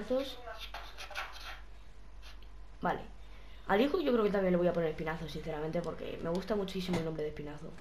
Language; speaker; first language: Spanish; native; Spanish